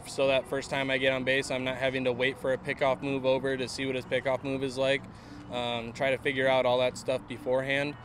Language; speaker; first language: English; native; English